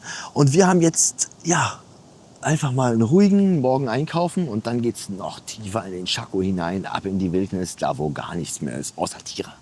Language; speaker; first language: German; native; German